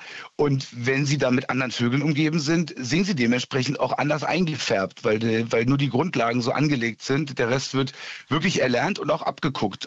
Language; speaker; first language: German; native; German